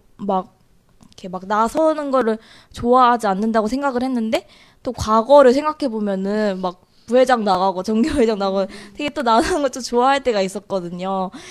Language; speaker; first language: Korean; native; Korean